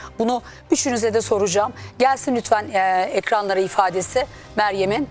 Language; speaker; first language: Turkish; native; Turkish